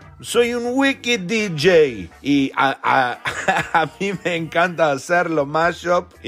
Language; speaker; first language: Spanish; non-native, fluent; English